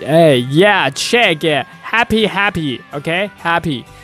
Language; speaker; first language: English; non-native, learner; Chinese